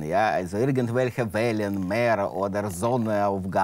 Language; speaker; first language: German; non-native, learner; Russian